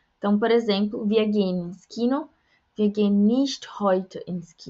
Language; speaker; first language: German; non-native, fluent; Portuguese